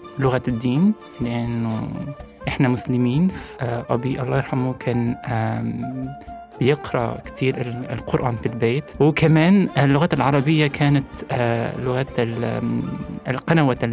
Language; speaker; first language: Arabic; non-native, fluent; Riffian